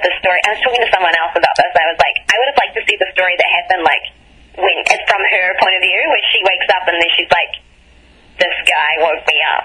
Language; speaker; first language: English; native; English